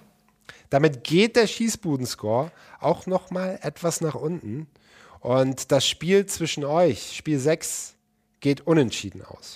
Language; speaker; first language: German; native; German